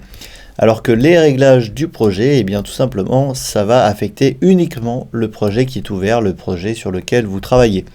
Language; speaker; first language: French; native; French